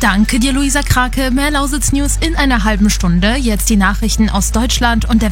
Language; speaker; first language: German; native; German